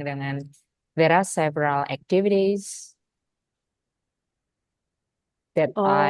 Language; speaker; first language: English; non-native, fluent; Indonesian